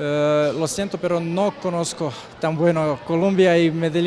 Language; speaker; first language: Spanish; non-native, fluent; Croatian